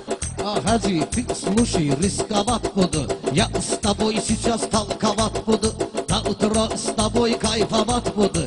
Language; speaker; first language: Russian; non-native, learner; Talysh